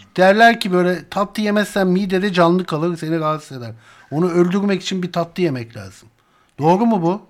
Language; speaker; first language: Turkish; native; Turkish